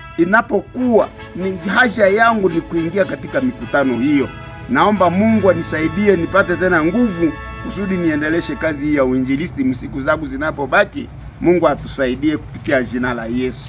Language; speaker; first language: Swahili; non-native, local second language; Nande